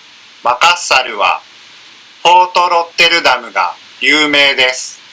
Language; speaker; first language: Japanese; non-native, learner; Indonesian